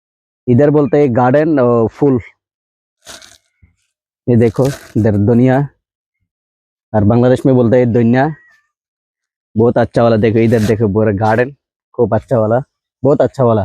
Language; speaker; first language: Hindi; non-native, learner; Bangla